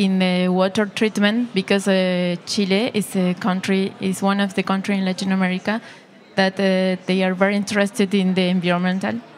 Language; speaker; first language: English; non-native, learner; Spanish